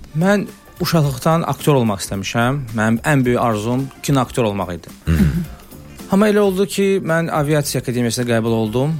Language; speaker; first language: Azerbaijani; early bilingual, heritage; Azerbaijani